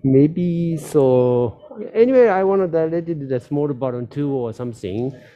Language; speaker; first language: English; non-native, learner; Japanese